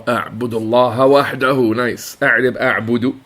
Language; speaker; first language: Arabic; non-native, fluent; English